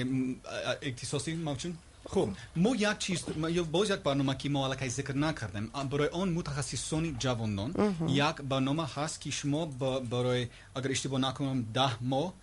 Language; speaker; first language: Persian; non-native, learner; English